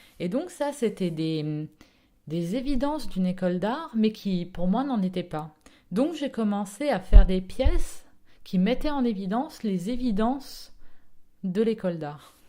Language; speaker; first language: French; early bilingual, other home language; Italian